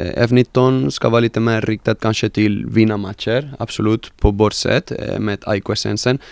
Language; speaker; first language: Swedish; non-native, fluent; Spanish